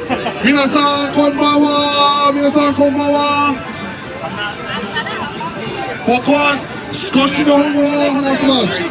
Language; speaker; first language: Japanese; non-native, learner; English